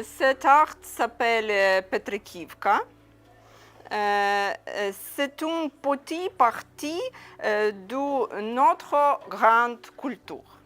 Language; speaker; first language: French; non-native, learner; Ukrainian